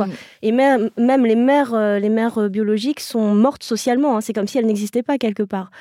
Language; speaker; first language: French; native; French